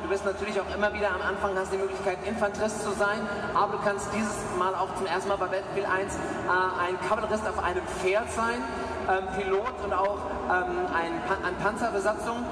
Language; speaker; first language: German; native; German